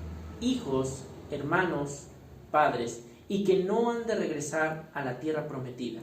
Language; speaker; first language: Spanish; native; Spanish